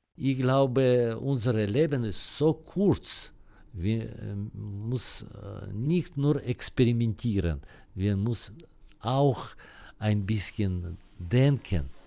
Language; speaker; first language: German; non-native, learner; Russian